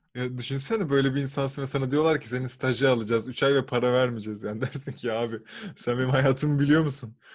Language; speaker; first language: Turkish; native; Turkish